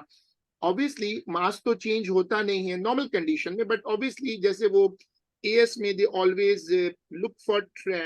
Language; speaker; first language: English; non-native, local second language; Urdu